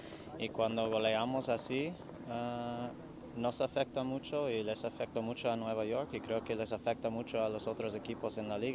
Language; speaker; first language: Spanish; non-native, fluent; English